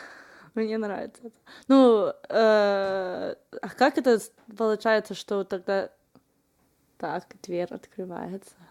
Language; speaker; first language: Russian; non-native, fluent; English